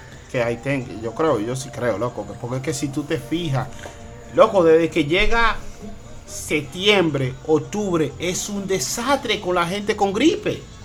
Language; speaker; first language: Spanish; native; Spanish